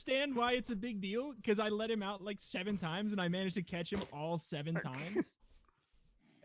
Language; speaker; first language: English; native; English